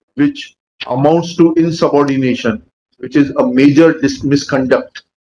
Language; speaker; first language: English; non-native, local second language; Hindi